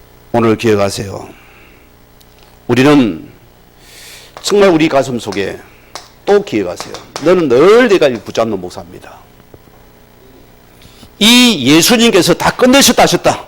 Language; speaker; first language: Korean; native; Korean